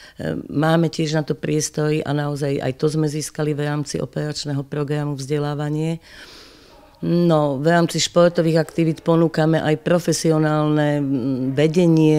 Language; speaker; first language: Slovak; native; Slovak